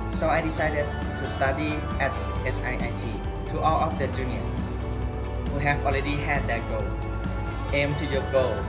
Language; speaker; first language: English; non-native, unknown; Thai